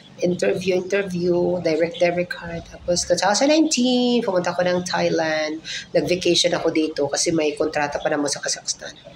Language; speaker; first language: Filipino; non-native, local second language; Cebuano